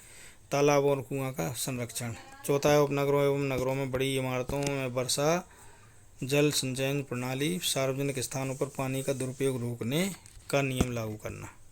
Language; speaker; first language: Hindi; native; Hindi